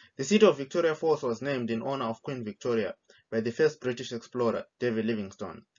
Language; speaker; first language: English; non-native, local second language; Shona